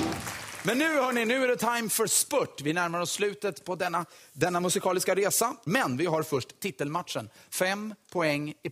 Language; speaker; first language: Swedish; native; Swedish